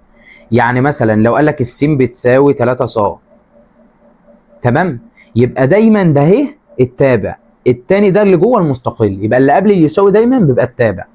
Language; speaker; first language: Arabic; native; Arabic